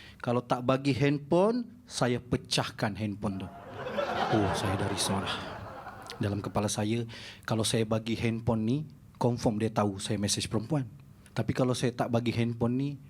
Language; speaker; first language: Malay; native; Malay